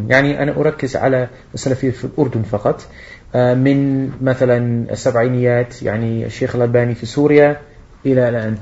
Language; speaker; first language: Arabic; non-native, fluent; Dutch